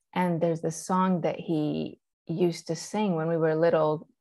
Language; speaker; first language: English; early bilingual, other home language; Persian